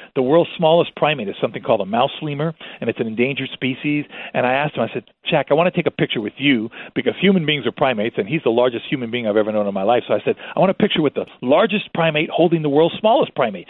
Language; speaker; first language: English; early bilingual, other home language; Spanish